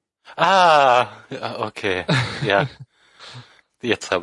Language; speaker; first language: German; native; German